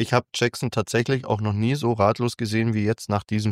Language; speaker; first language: German; native; German